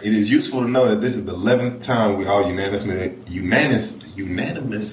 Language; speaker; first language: English; native; English